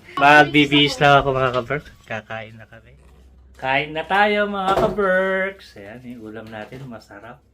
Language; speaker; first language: Filipino; native; Filipino